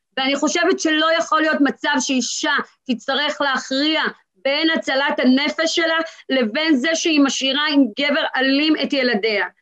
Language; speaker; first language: Hebrew; early bilingual, other home language; Amharic